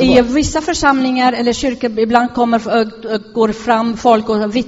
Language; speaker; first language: Swedish; non-native, fluent; Arabic